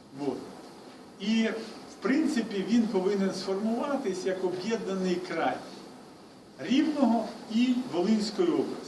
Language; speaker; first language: Ukrainian; non-native, local second language; Russian